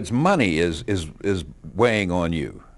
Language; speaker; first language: English; native; English